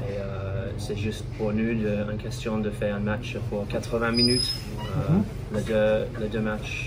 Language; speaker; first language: French; non-native, learner; English